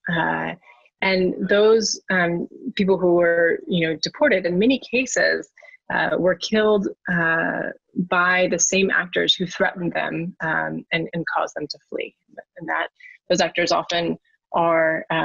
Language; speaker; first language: English; native; English